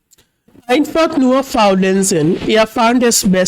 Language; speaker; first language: German; non-native, fluent; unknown